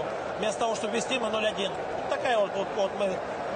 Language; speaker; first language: Russian; native; Russian